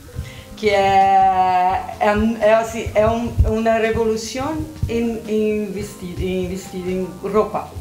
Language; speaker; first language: Spanish; non-native, fluent; Portuguese